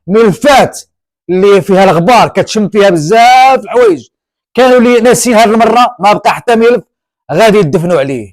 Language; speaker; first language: Arabic; native; Arabic